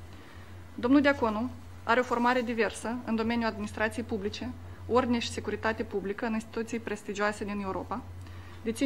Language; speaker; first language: Romanian; native; Romanian